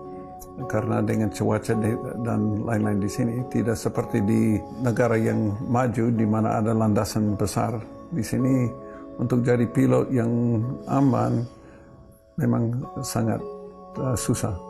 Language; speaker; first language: Indonesian; non-native, fluent; English